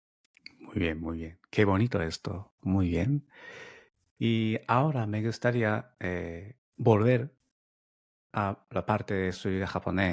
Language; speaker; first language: Spanish; non-native, fluent; Japanese